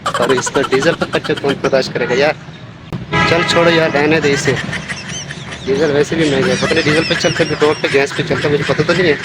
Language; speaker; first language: Urdu; non-native, local second language; Saraiki